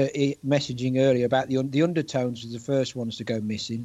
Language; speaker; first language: English; native; English